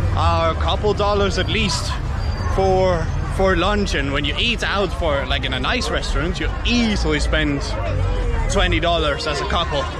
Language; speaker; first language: English; non-native, fluent; Danish